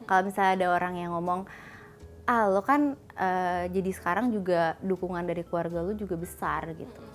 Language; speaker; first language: Indonesian; native; Indonesian